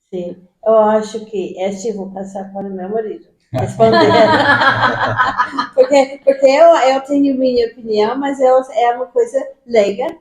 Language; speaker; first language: Portuguese; non-native, fluent; English